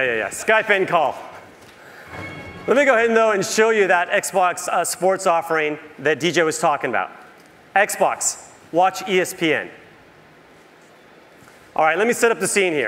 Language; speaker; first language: English; native; English